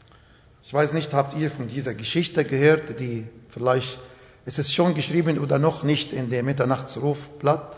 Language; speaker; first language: German; non-native, fluent; Arabic